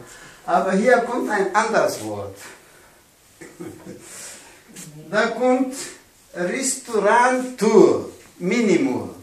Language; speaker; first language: German; non-native, fluent; Pashto